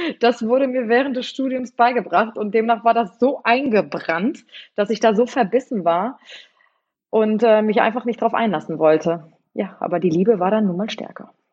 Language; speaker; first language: German; early bilingual, other home language; Polish